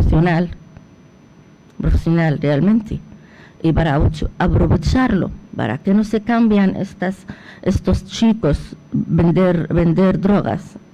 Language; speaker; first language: Spanish; non-native, fluent; Arabic